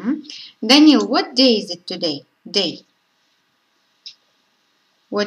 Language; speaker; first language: English; non-native, learner; Russian